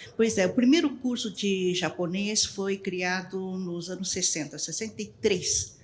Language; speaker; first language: Portuguese; non-native, local second language; Japanese